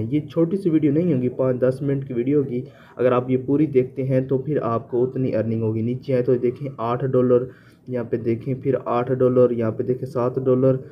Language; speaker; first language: Urdu; native; Urdu